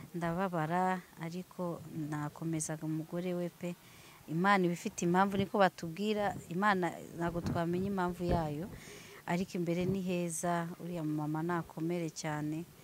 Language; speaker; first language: Kinyarwanda; early bilingual, heritage; Swahili